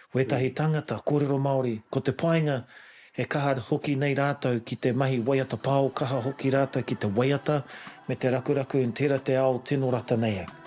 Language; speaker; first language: Māori; non-native, local second language; English